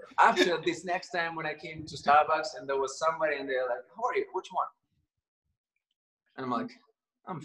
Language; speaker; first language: English; non-native, fluent; Russian